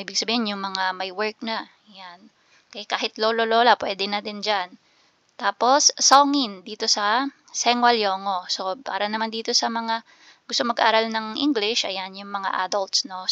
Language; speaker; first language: Filipino; native; Filipino